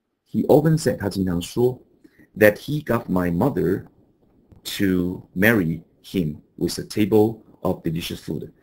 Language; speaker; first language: English; non-native, fluent; Chinese